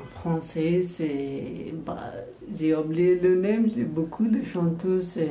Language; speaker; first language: French; non-native, learner; Persian